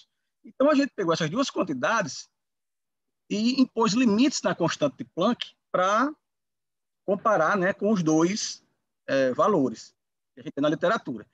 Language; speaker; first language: Portuguese; native; Portuguese